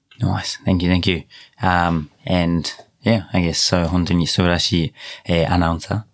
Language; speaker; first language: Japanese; non-native, fluent; English